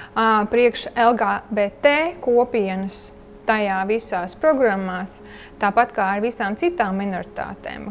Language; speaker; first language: Latvian; early bilingual, heritage; Latvian